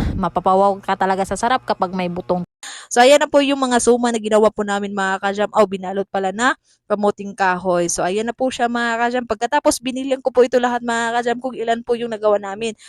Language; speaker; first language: Filipino; non-native, local second language; Cebuano